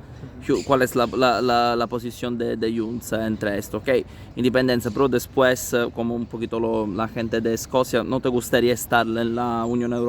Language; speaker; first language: Spanish; non-native, learner; Italian